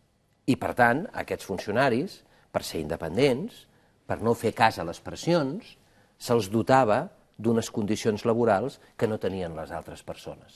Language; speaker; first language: Catalan; native; Catalan